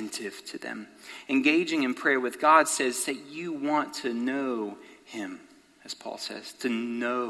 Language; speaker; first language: English; native; English